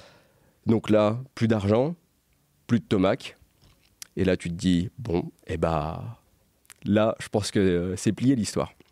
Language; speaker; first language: French; native; French